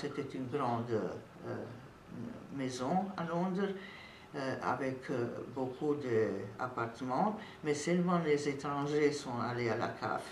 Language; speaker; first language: French; non-native, fluent; Serbian